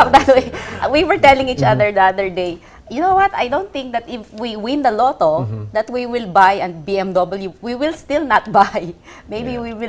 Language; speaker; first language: English; non-native, local second language; Filipino